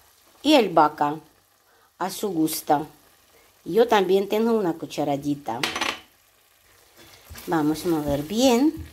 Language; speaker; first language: Spanish; non-native, learner; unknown